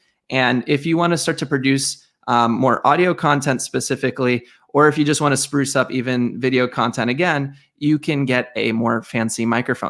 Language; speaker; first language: English; native; English